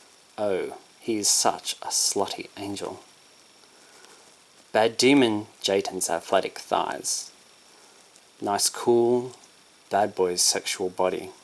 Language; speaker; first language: English; native; English